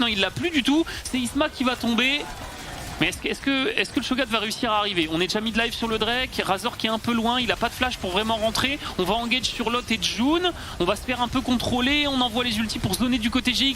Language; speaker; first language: French; native; French